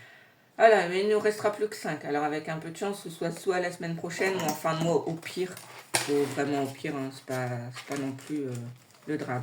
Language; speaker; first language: French; native; French